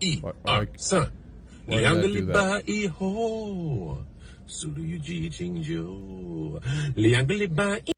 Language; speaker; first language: Chinese; non-native, learner; English